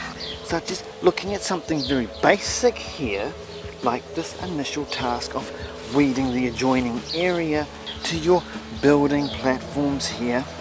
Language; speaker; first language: English; native; English